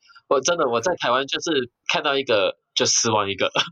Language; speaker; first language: Chinese; early bilingual, heritage; Chinese